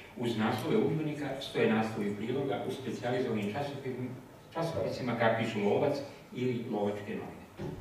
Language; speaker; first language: Serbian; native; Serbian